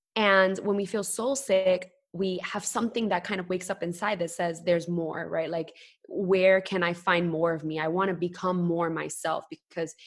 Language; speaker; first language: English; native; English